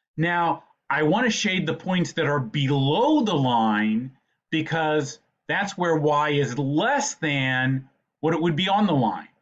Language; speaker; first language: English; native; English